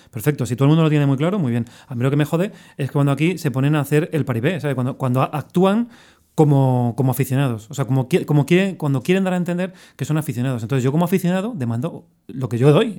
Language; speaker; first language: Spanish; native; Spanish